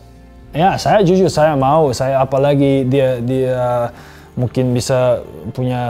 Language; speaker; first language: Indonesian; non-native, fluent; Serbian